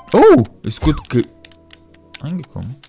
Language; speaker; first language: German; non-native, fluent; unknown